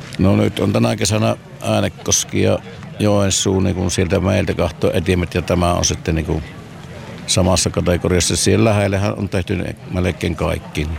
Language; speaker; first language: Finnish; native; Finnish